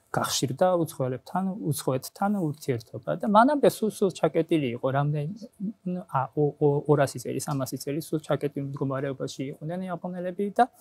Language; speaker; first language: Georgian; non-native, fluent; Japanese